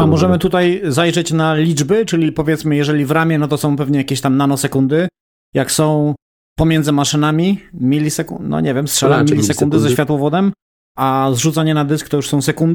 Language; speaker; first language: Polish; native; Polish